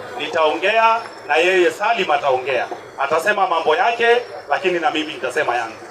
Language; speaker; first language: Swahili; non-native, local second language; Kikuyu